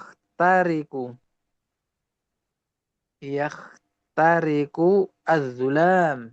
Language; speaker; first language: Arabic; non-native, learner; Indonesian